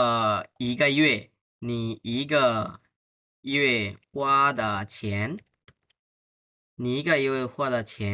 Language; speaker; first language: Chinese; non-native, fluent; Bangla